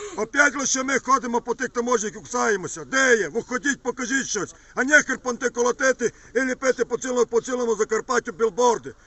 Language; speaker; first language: Ukrainian; native; Ukrainian